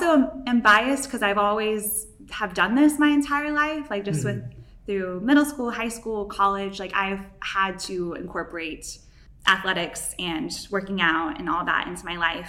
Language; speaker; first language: English; native; English